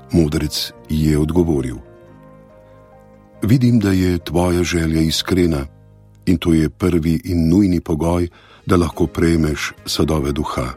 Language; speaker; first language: Slovenian; native; Slovenian